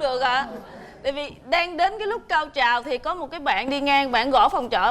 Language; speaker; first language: Vietnamese; native; Vietnamese